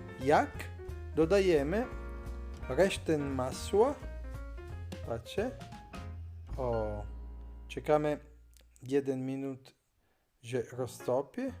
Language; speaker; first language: Polish; non-native, learner; Italian